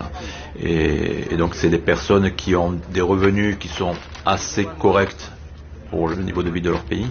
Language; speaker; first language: French; native; French